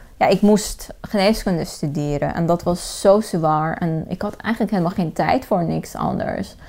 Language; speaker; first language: Dutch; non-native, fluent; Persian